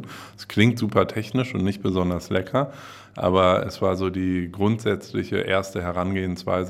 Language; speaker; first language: German; native; German